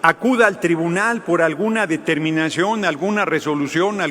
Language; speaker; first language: Spanish; native; Spanish